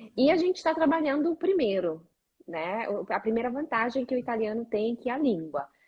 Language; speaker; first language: Portuguese; native; Portuguese